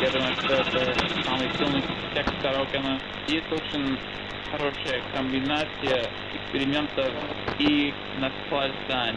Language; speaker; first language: Russian; non-native, fluent; English